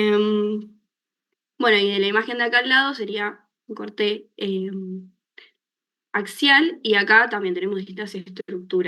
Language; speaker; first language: Spanish; native; Spanish